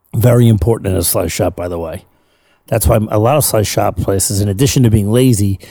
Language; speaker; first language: English; native; English